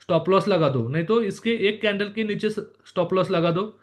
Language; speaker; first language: Hindi; non-native, local second language; Marathi